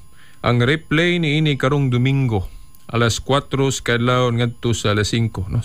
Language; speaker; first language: Cebuano; native; Cebuano